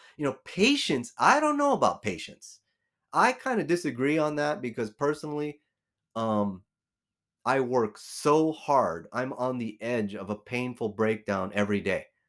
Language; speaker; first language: English; native; English